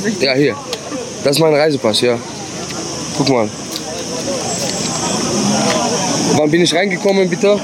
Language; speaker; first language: German; non-native, learner; Arabic